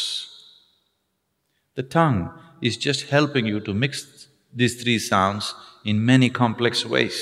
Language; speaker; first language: English; non-native, local second language; Tamil